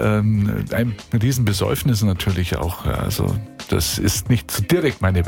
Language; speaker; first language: German; native; German